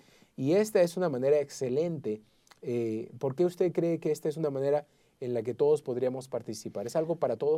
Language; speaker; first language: Spanish; native; Spanish